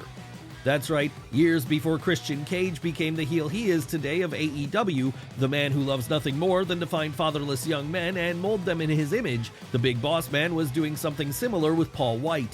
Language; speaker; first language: English; native; English